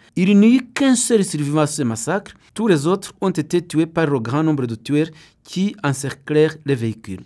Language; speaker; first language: French; non-native, local second language; Kinyarwanda